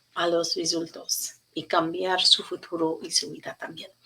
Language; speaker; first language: Spanish; non-native, learner; English